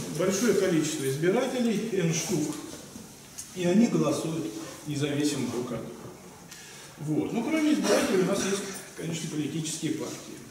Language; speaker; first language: Russian; native; Russian